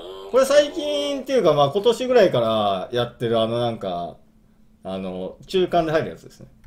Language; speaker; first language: Japanese; native; Japanese